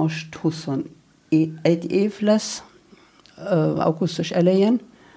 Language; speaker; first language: Hungarian; non-native, fluent; German